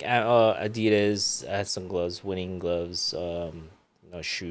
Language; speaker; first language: English; early bilingual, other home language; Iloko